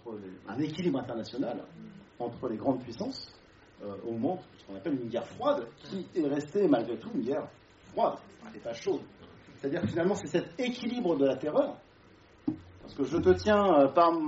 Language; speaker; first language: French; native; French